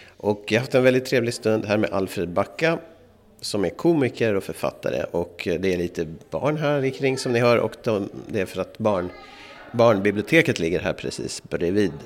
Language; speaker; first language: Swedish; native; Swedish